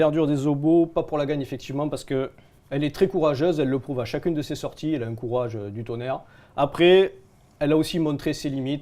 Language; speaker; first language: French; native; French